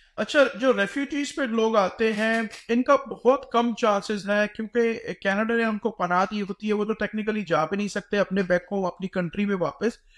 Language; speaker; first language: Urdu; native; Urdu